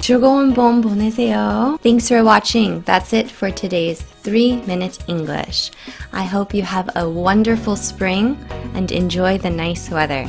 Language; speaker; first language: English; native; English